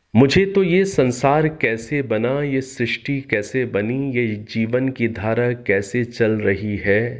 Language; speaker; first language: Hindi; native; Hindi